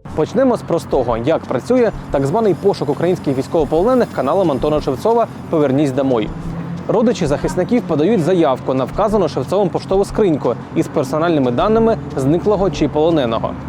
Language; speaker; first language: Ukrainian; native; Ukrainian